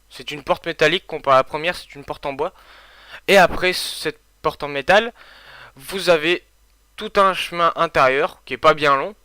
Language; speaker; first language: French; native; French